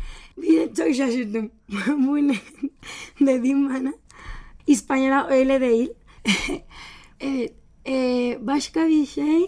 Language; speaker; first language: Turkish; non-native, learner; Spanish